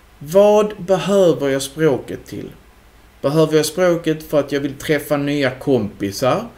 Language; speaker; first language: Swedish; native; Swedish